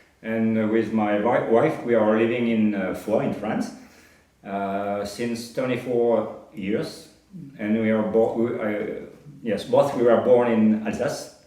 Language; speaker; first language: English; non-native, fluent; French